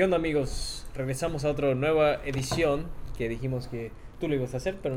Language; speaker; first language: Spanish; native; Spanish